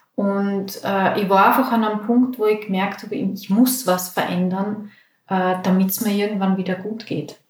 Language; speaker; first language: German; native; German